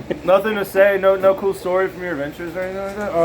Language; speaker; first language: English; native; English